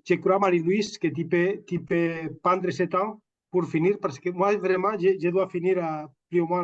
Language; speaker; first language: French; non-native, fluent; Catalan